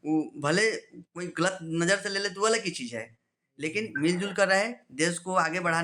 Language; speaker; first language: Hindi; native; Hindi